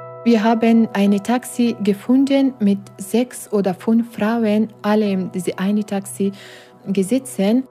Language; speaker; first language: German; non-native, learner; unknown